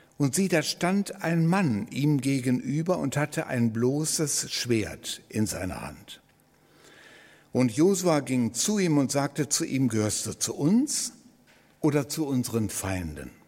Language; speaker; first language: German; native; German